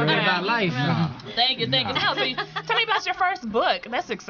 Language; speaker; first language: English; native; English